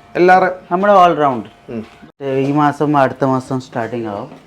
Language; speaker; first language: Malayalam; non-native, local second language; Bangla